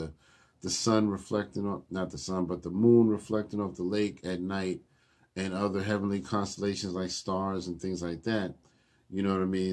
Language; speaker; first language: English; native; English